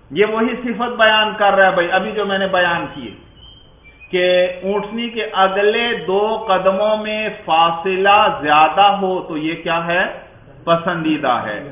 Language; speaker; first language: Urdu; native; Urdu